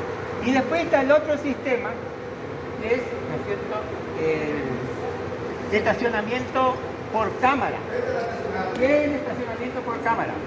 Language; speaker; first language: Spanish; native; Spanish